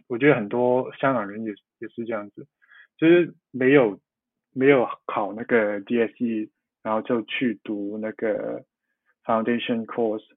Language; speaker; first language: Chinese; non-native, local second language; Cantonese